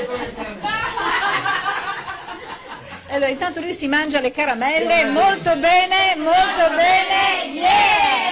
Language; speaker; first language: Italian; native; Italian